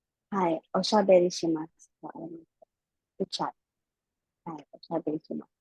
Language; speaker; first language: Japanese; non-native, fluent; Filipino